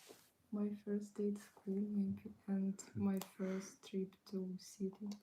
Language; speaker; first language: English; non-native, learner; Ukrainian